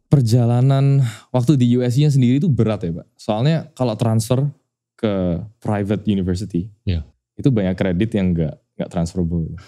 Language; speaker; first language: Indonesian; native; Indonesian